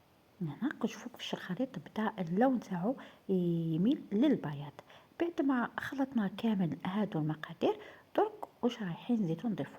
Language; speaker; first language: Arabic; native; Arabic